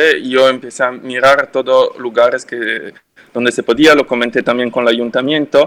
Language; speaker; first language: Spanish; non-native, fluent; French